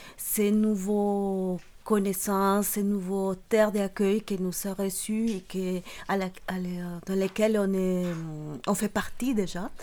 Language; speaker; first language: French; non-native, fluent; Spanish